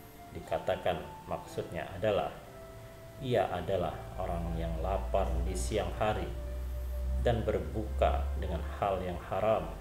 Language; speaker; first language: Indonesian; native; Indonesian